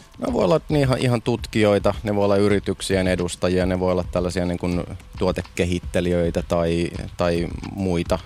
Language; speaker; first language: Finnish; native; Finnish